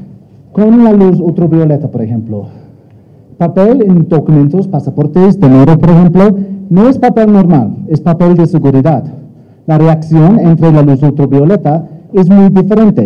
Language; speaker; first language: Spanish; non-native, learner; English